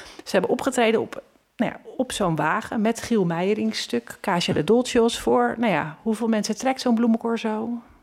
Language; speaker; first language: Dutch; native; Dutch